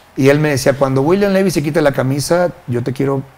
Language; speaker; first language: Spanish; native; Spanish